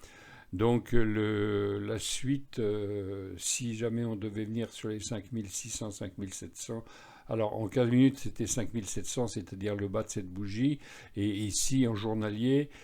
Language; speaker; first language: French; native; French